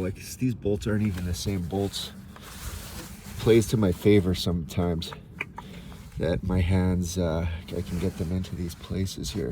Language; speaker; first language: English; native; English